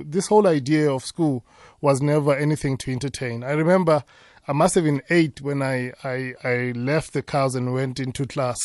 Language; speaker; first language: English; non-native, local second language; Zulu